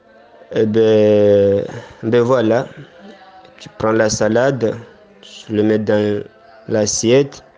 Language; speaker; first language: French; non-native, learner; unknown